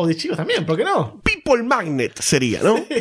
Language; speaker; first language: Spanish; native; Spanish